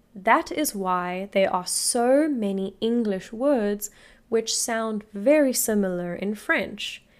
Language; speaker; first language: English; native; English